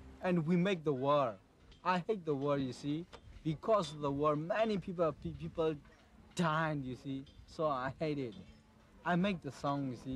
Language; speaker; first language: English; non-native, learner; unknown